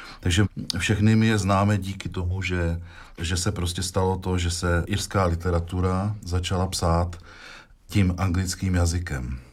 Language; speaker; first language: Czech; native; Czech